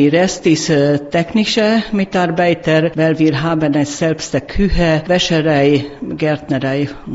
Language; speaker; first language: German; non-native, learner; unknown